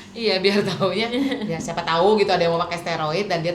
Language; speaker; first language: Indonesian; native; Indonesian